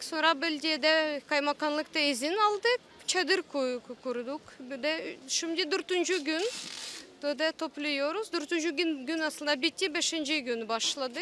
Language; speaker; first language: Turkish; non-native, fluent; Ukrainian